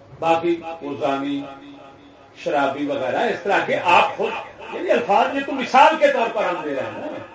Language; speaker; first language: Urdu; non-native, local second language; Punjabi